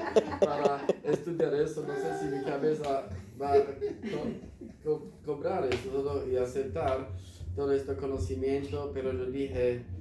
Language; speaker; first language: Spanish; non-native, fluent; Slovak